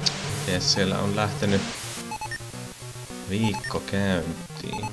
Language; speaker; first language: Finnish; native; Finnish